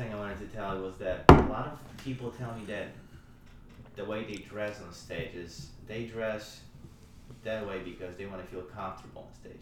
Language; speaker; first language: English; non-native, fluent; Polish